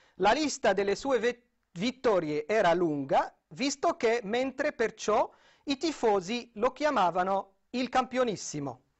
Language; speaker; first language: Italian; non-native, fluent; Arabic